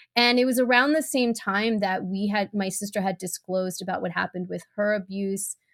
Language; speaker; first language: English; early bilingual, other home language; Spanish